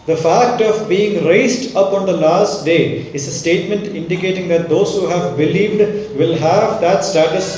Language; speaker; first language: English; non-native, local second language; Malayalam